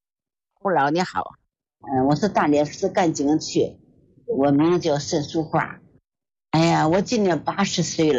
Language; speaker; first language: Chinese; native; Chinese